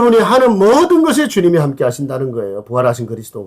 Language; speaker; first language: Korean; native; Korean